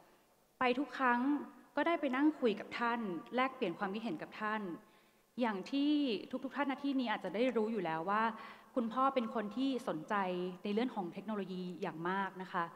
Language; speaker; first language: Thai; native; Thai